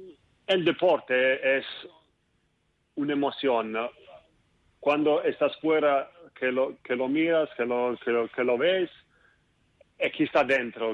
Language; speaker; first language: Spanish; non-native, fluent; Italian